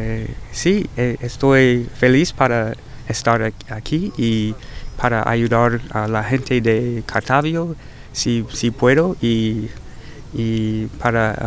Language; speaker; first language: Spanish; non-native, learner; English